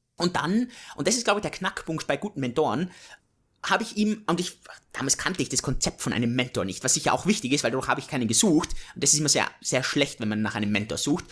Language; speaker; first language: German; native; German